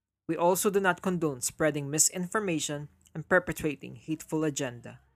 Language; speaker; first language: English; non-native, local second language; Filipino